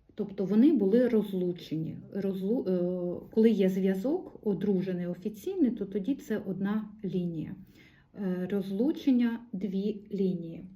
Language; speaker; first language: Ukrainian; non-native, local second language; Russian